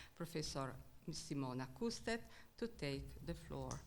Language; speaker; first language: English; non-native, fluent; Slovenian